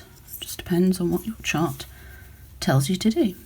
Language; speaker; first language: English; native; English